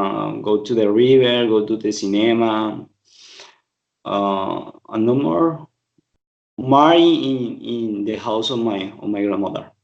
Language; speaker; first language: English; non-native, learner; Spanish